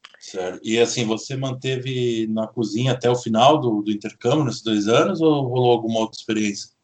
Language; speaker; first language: Portuguese; native; Portuguese